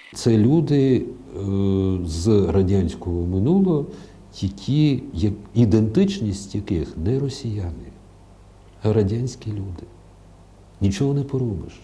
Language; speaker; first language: Ukrainian; non-native, local second language; Russian